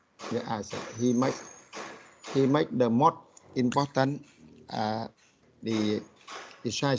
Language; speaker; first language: English; non-native, learner; Vietnamese